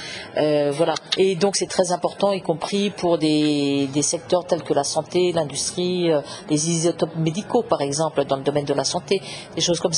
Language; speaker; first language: French; native; French